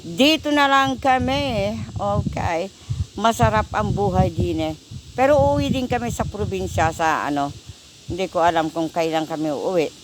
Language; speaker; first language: Filipino; non-native, local second language; Iloko